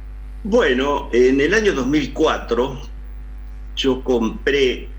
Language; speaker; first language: Spanish; native; Spanish